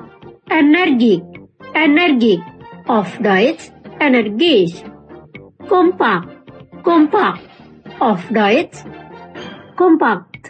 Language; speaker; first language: German; non-native, fluent; Indonesian